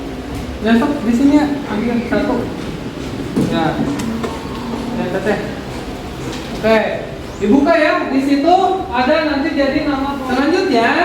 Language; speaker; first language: Indonesian; non-native, local second language; Sundanese